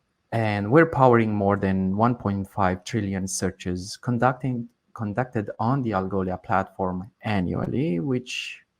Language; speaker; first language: English; non-native, fluent; Romanian